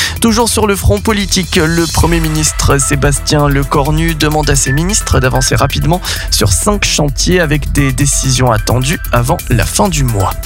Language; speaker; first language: French; native; French